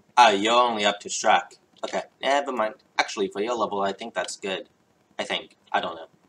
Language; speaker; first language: English; native; English